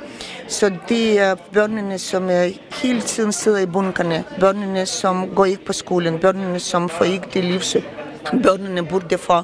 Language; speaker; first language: Danish; non-native, fluent; Ukrainian